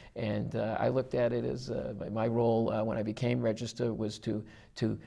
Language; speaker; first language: English; native; English